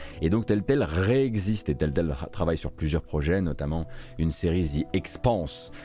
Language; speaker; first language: French; native; French